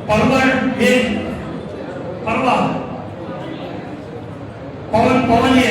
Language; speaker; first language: Kannada; native; Kannada